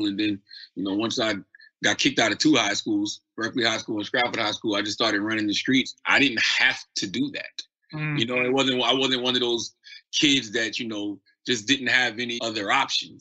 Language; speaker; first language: English; native; English